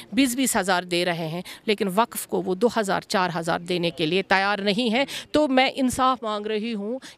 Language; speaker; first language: Hindi; non-native, local second language; Kashmiri